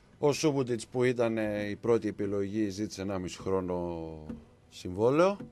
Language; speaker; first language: Greek; early bilingual, heritage; Greek